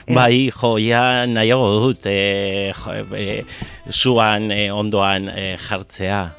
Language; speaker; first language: Basque; non-native, local second language; Spanish